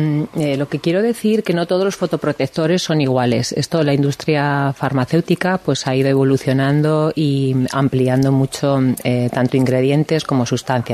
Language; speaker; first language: Spanish; native; Spanish